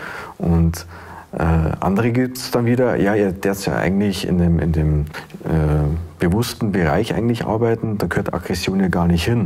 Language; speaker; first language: German; native; German